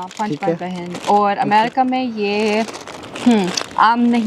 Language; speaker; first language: Hindi; non-native, learner; English